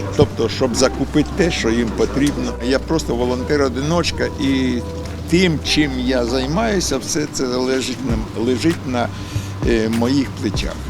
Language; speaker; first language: Ukrainian; native; Ukrainian